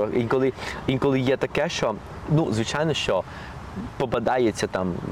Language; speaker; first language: Ukrainian; non-native, fluent; Spanish